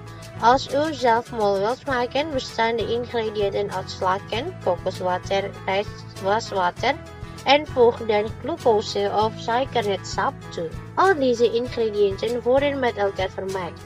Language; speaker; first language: Dutch; non-native, local second language; Indonesian